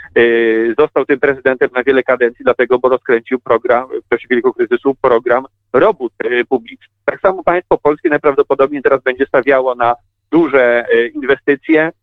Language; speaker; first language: Polish; native; Polish